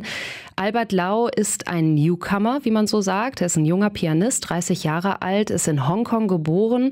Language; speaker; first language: German; native; German